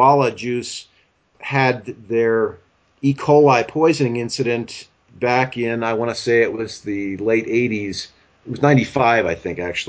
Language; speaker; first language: English; native; English